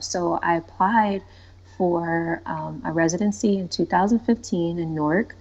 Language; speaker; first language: English; native; English